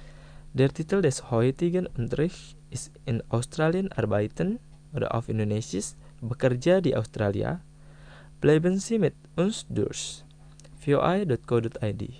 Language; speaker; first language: German; non-native, fluent; Indonesian